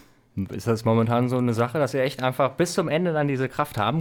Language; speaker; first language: German; native; German